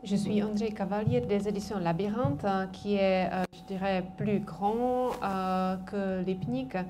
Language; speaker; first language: French; non-native, fluent; Czech